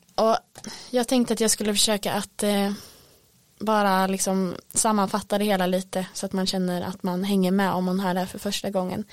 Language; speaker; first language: Swedish; native; Swedish